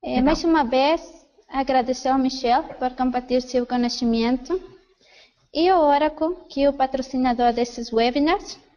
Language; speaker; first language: Portuguese; non-native, fluent; Spanish